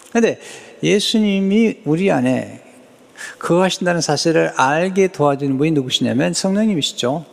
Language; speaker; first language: Korean; native; Korean